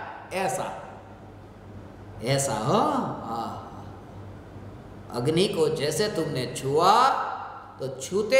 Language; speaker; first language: Hindi; non-native, local second language; Gujarati